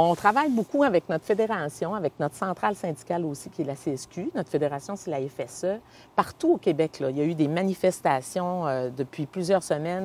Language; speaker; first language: French; native; French